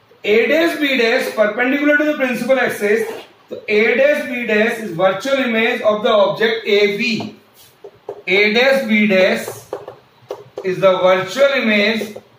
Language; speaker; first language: English; non-native, local second language; Hindi